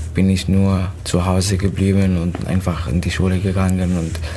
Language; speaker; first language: German; non-native, fluent; Arabic